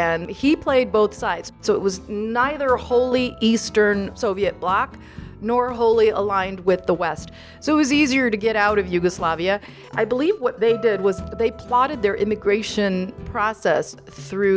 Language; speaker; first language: English; early bilingual, other home language; Macedonian